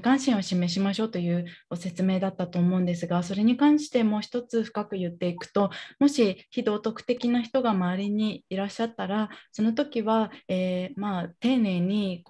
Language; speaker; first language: Japanese; native; Japanese